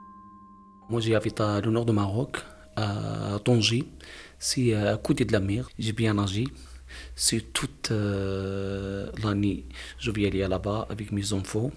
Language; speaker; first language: French; non-native, learner; Arabic